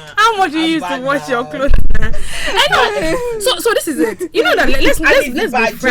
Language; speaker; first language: English; non-native, local second language; Yoruba